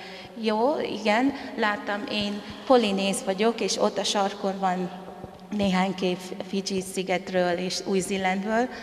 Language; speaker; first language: Hungarian; non-native, fluent; Tongan